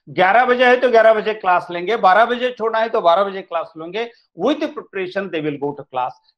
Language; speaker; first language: Hindi; non-native, local second language; Kannada